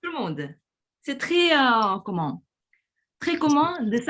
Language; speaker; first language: French; non-native, fluent; Korean